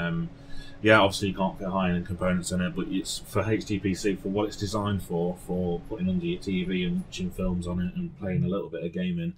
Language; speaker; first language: English; native; English